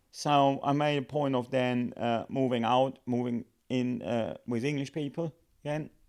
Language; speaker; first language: English; non-native, fluent; German